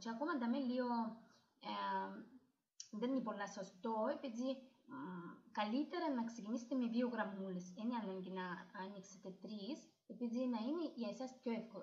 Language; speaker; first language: Greek; non-native, learner; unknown